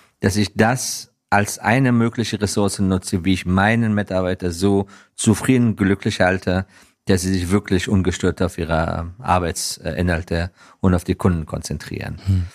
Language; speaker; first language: German; non-native, fluent; Persian